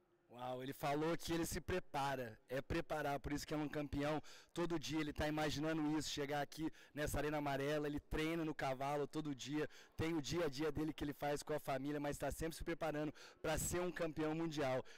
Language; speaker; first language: Portuguese; native; Portuguese